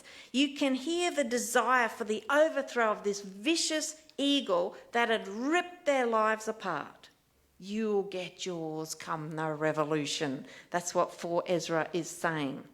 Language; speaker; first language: English; native; English